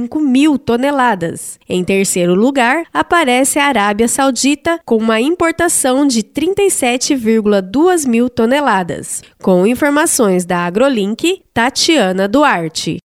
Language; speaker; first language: Portuguese; native; Portuguese